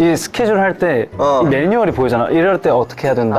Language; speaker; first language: Korean; native; Korean